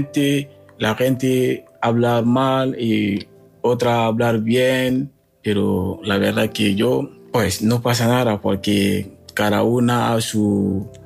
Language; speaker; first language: Spanish; non-native, learner; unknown